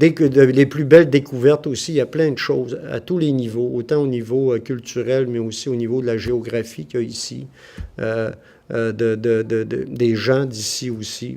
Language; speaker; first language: French; native; French